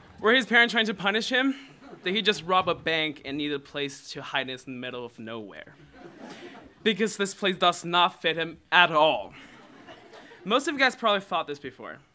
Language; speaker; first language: English; non-native, fluent; Chinese